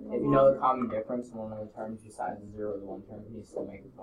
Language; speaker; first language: English; native; English